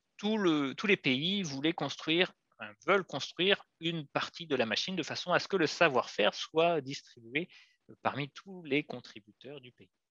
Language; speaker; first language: French; native; French